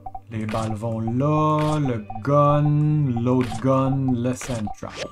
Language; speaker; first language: French; native; French